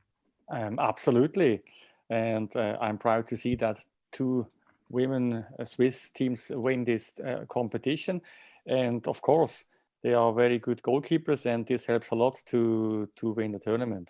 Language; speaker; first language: English; non-native, fluent; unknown